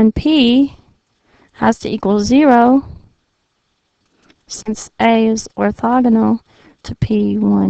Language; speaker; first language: English; native; English